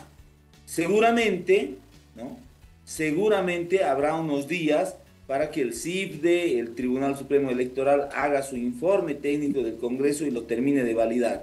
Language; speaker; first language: Spanish; native; Spanish